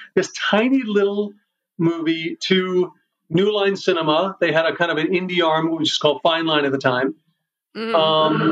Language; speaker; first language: English; native; English